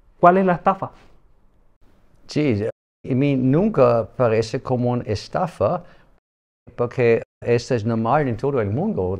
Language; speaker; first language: Spanish; non-native, learner; German